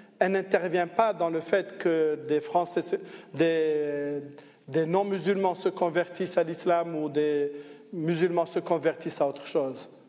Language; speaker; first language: French; non-native, local second language; Arabic